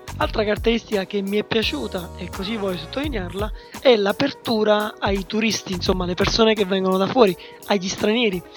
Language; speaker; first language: Italian; native; Italian